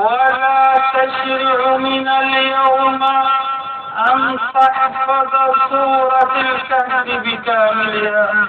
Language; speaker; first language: Arabic; native; Arabic